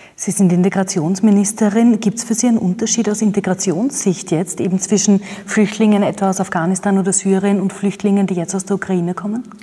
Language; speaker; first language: German; native; German